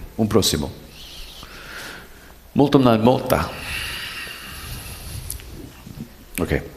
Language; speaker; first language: Spanish; non-native, learner; English